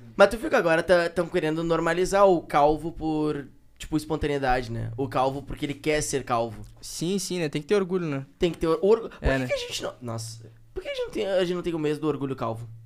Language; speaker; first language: Portuguese; native; Portuguese